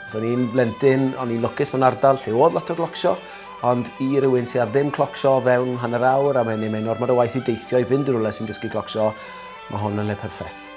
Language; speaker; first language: Welsh; native; Welsh